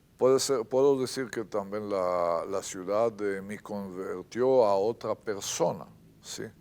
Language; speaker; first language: Spanish; non-native, fluent; Hebrew